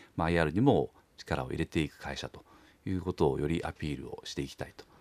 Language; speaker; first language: Japanese; native; Japanese